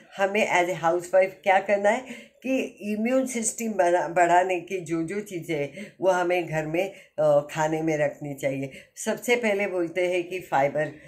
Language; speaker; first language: Hindi; non-native, local second language; Marathi